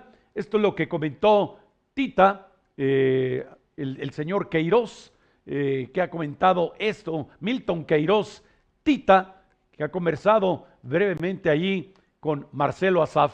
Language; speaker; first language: Spanish; native; Spanish